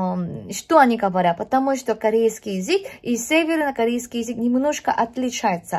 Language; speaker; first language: Russian; non-native, learner; Korean